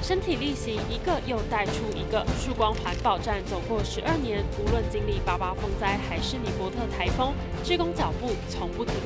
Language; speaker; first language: Chinese; native; Chinese